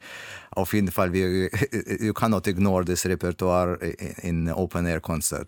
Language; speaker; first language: German; non-native, learner; Russian